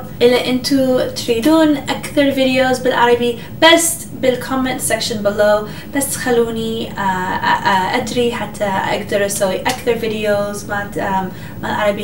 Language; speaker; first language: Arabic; early bilingual, heritage; English